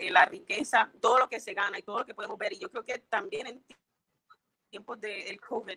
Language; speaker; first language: Spanish; native; Spanish